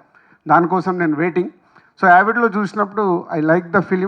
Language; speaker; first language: Telugu; native; Telugu